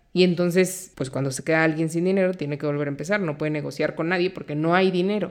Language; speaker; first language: Spanish; native; Spanish